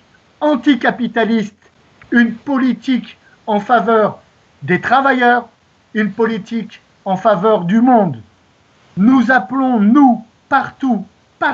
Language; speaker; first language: French; native; French